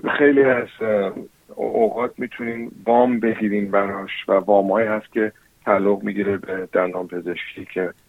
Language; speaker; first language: Persian; early bilingual, heritage; Persian